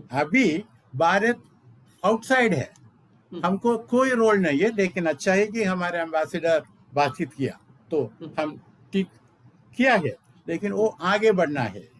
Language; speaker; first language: Hindi; non-native, local second language; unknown